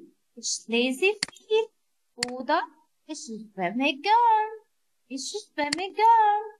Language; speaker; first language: German; non-native, learner; Arabic